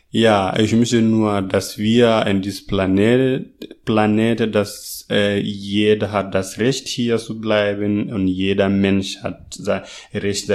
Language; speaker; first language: German; non-native, fluent; Masai